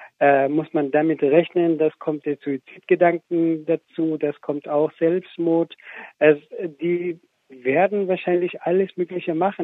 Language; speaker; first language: German; non-native, fluent; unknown